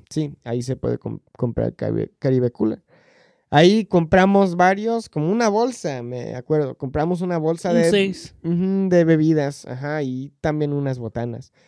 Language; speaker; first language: Spanish; non-native, fluent; English